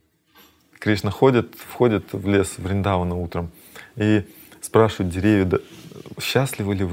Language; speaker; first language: Russian; native; Russian